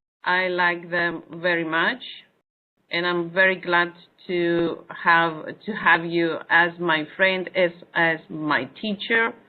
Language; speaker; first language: English; non-native, learner; Greek